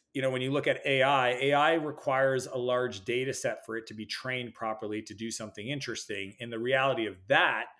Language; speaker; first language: English; native; English